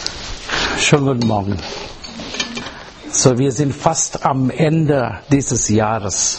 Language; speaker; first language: German; non-native, learner; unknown